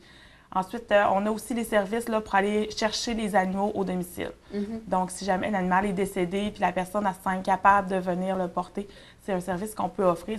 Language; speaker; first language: French; native; French